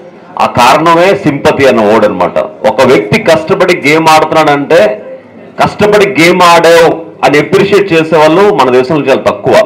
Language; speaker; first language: Telugu; native; Telugu